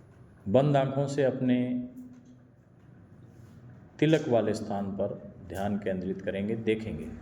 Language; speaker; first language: Hindi; native; Hindi